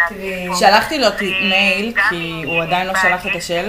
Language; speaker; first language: Hebrew; native; Hebrew